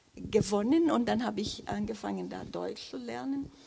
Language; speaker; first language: German; non-native, fluent; Portuguese